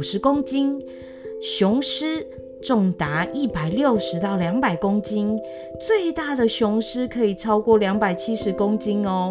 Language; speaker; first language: Chinese; native; Chinese